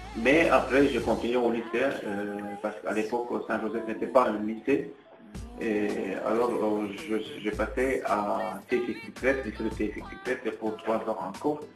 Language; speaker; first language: French; non-native, fluent; Turkish